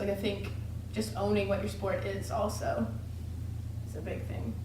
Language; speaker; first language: English; native; English